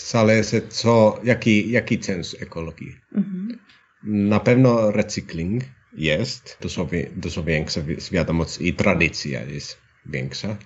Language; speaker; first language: Polish; non-native, learner; Finnish